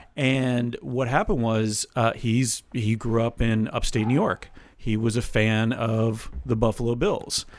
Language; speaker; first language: English; native; English